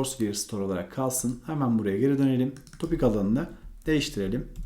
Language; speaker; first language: Turkish; native; Turkish